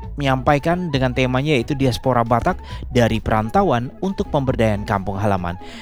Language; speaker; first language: Indonesian; native; Indonesian